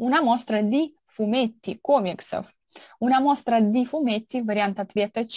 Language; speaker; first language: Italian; non-native, fluent; Russian